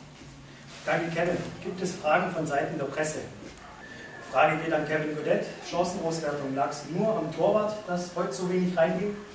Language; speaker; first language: German; native; German